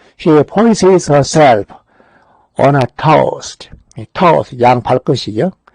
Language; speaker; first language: English; non-native, fluent; Korean